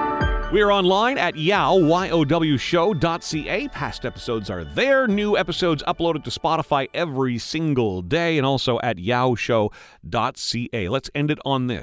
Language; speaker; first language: English; native; English